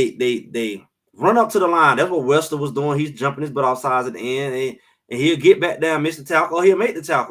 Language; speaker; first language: English; native; English